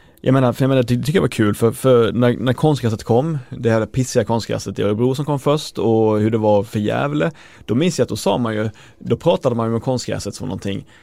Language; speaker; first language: Swedish; native; Swedish